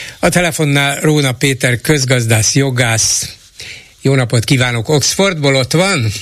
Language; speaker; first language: Hungarian; native; Hungarian